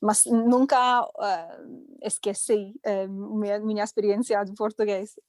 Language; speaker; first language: Portuguese; non-native, fluent; English